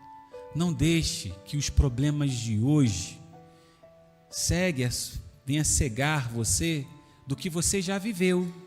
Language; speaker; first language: Portuguese; native; Portuguese